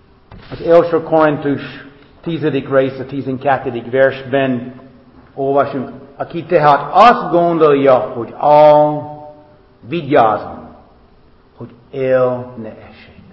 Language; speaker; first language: Hungarian; non-native, fluent; English